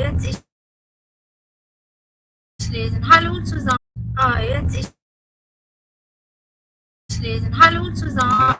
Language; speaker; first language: German; non-native, learner; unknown